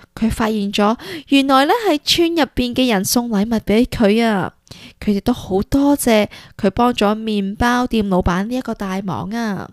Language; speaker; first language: Cantonese; early bilingual, heritage; Cantonese